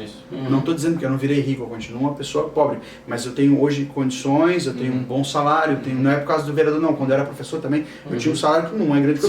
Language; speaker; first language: Portuguese; native; Portuguese